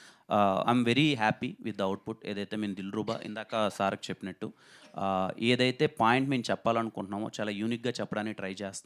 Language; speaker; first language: Telugu; native; Telugu